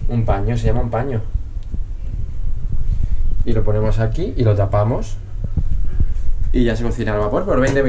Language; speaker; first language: Spanish; native; Spanish